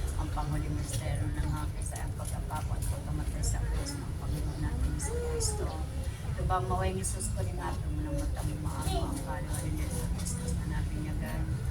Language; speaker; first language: Filipino; native; Filipino